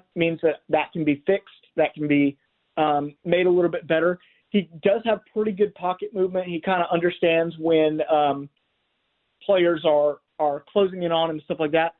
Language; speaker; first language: English; native; English